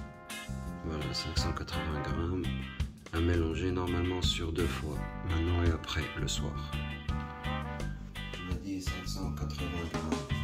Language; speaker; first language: French; non-native, local second language; Arabic